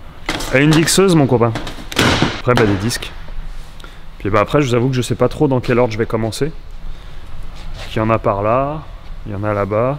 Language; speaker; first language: French; native; French